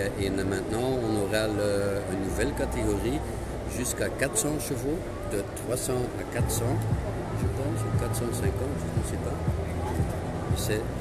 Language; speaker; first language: French; non-native, local second language; Dutch